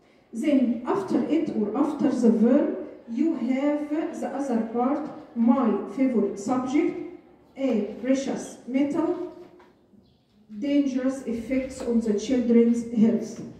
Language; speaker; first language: English; non-native, fluent; Arabic